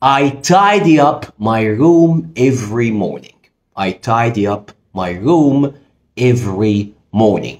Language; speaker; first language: English; non-native, fluent; Arabic